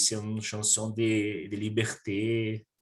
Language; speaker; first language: French; non-native, learner; Portuguese